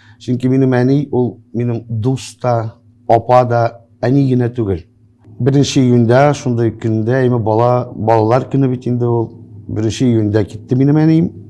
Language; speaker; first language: Tatar; non-native, local second language; Russian